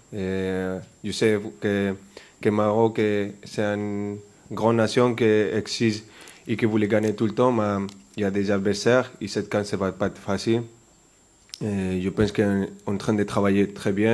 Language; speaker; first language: French; non-native, fluent; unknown